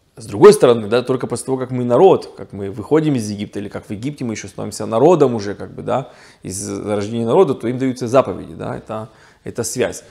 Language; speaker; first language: Russian; early bilingual, heritage; Russian